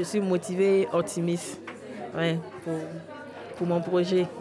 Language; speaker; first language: French; non-native, fluent; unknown